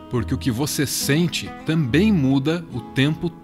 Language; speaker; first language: Portuguese; native; Portuguese